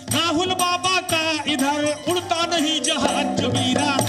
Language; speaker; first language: Hindi; native; Hindi